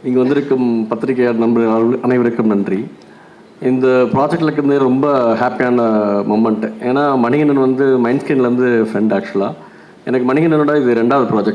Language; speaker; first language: Tamil; native; Tamil